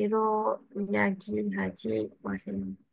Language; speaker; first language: Korean; non-native, learner; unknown